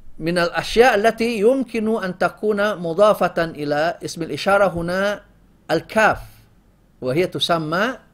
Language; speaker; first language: Arabic; non-native, fluent; Indonesian